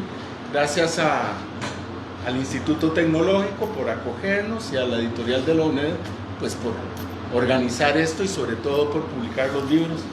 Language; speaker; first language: Spanish; native; Spanish